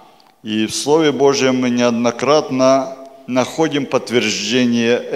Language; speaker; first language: Polish; non-native, learner; Russian